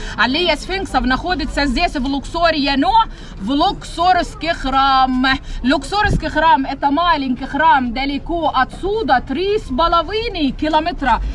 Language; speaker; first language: Russian; non-native, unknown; Arabic